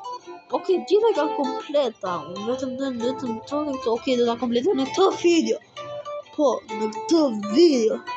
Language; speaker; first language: Albanian; early bilingual, heritage; Albanian